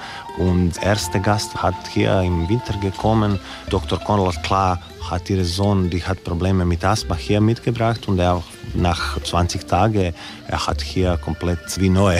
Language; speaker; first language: German; non-native, learner; Croatian